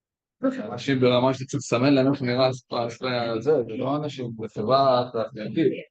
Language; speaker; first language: Hebrew; native; Hebrew